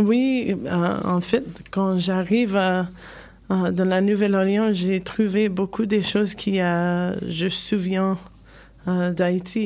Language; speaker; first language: French; non-native, learner; English